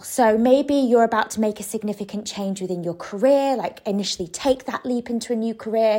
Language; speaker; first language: English; native; English